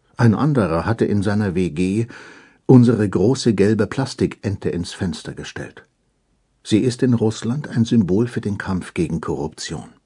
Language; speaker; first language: German; native; German